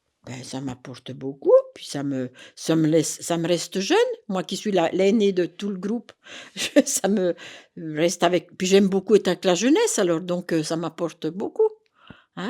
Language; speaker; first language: French; native; French